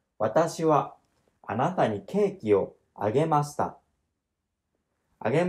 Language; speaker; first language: Japanese; non-native, learner; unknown